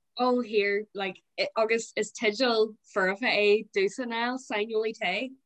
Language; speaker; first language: Irish; non-native, local second language; English